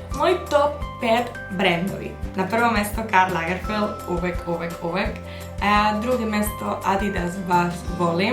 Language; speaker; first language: Bosnian; early bilingual, heritage; Bosnian